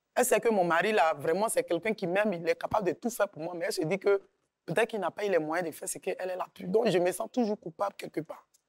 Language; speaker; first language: French; native; French